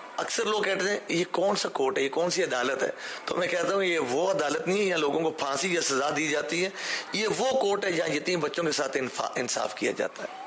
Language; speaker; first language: Urdu; early bilingual, heritage; Urdu